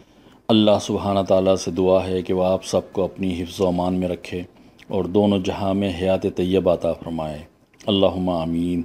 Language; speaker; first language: Urdu; native; Urdu